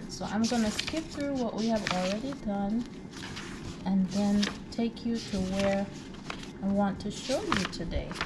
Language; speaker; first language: English; native; English